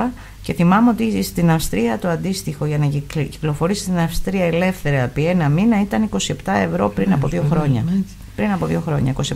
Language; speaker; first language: Greek; native; Greek